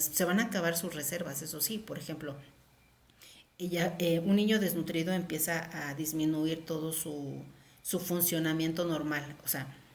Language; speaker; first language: Spanish; native; Spanish